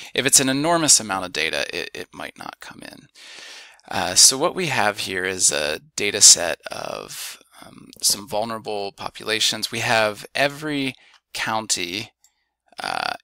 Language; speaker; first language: English; native; English